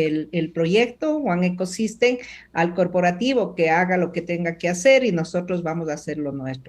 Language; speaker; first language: Spanish; native; Spanish